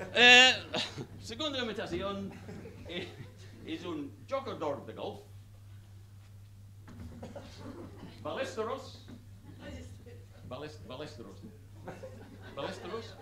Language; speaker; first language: Spanish; non-native, fluent; English